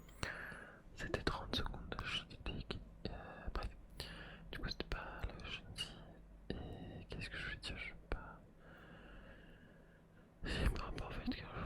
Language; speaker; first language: French; native; French